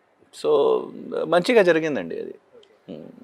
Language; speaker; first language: Telugu; non-native, local second language; Hindi